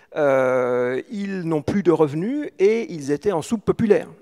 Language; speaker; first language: French; native; French